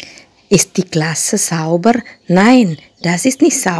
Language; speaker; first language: German; non-native, fluent; Indonesian